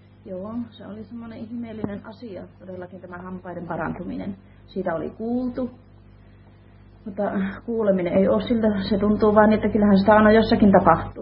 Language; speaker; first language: Finnish; native; Finnish